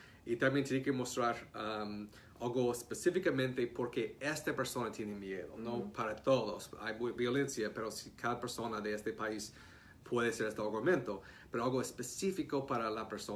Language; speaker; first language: Spanish; non-native, fluent; English